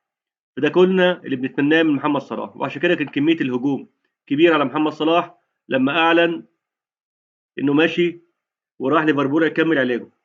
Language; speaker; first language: Arabic; native; Arabic